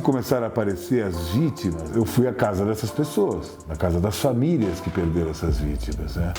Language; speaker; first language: Portuguese; native; Portuguese